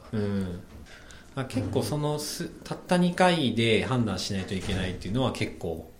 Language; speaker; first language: Japanese; native; Japanese